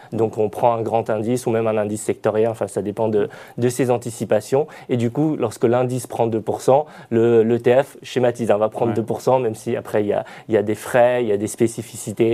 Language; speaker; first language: French; native; French